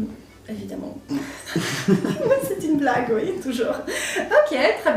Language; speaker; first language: French; non-native, fluent; Polish